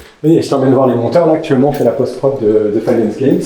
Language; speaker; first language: French; native; French